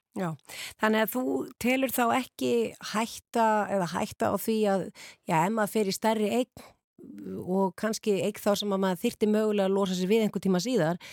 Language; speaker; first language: Icelandic; native; Icelandic